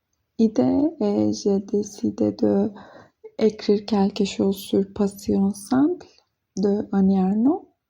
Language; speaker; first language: French; non-native, learner; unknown